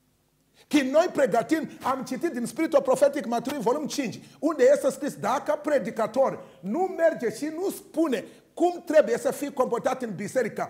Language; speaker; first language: Romanian; non-native, learner; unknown